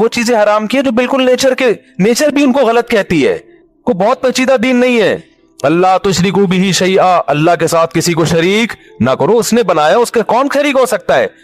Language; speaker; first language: Urdu; native; Urdu